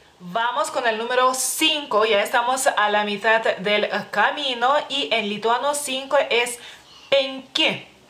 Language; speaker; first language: Spanish; non-native, fluent; Lithuanian